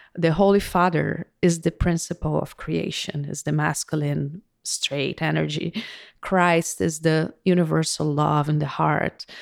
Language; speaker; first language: English; non-native, fluent; Portuguese